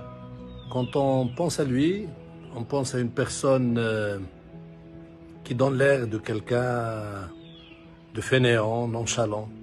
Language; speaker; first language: French; non-native, local second language; Arabic